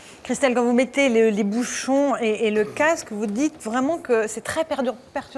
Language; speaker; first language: French; native; French